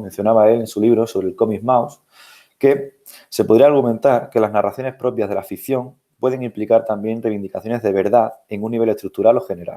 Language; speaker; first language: Spanish; native; Spanish